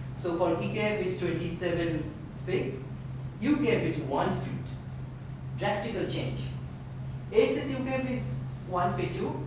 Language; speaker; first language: English; non-native, local second language; Bangla